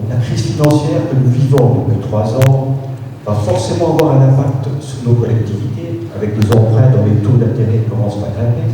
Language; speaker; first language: French; native; French